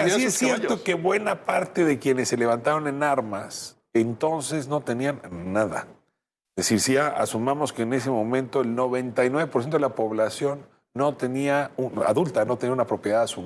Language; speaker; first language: Spanish; native; Spanish